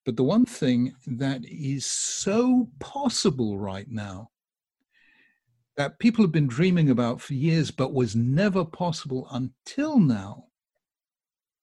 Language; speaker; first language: English; native; English